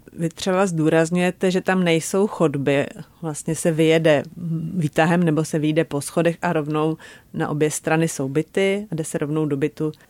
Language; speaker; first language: Czech; native; Czech